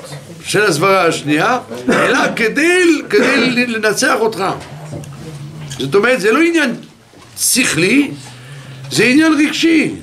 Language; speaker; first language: Hebrew; non-native, fluent; French